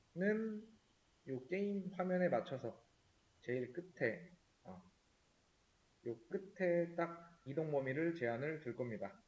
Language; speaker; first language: Korean; native; Korean